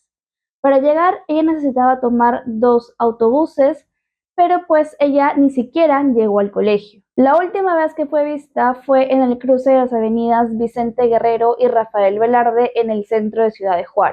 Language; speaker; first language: Spanish; native; Spanish